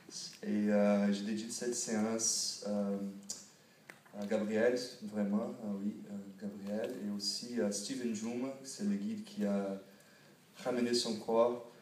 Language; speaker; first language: French; non-native, fluent; Portuguese